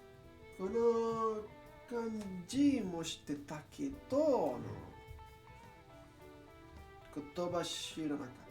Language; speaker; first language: Japanese; non-native, learner; English